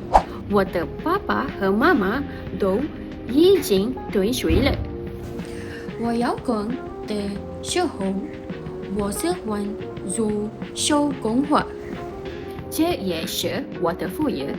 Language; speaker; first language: Chinese; non-native, learner; Malay